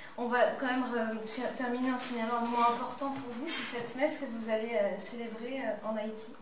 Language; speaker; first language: French; native; French